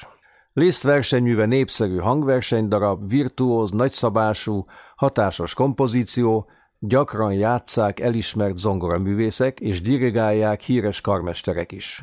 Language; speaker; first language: Hungarian; native; Hungarian